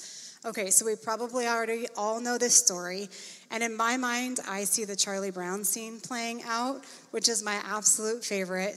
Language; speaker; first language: English; native; English